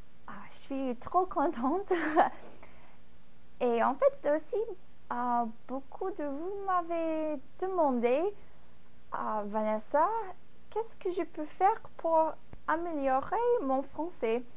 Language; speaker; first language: French; non-native, fluent; English